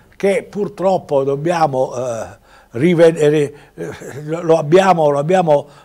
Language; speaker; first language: Italian; native; Italian